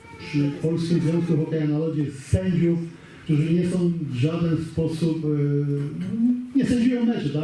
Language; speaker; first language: Polish; native; Polish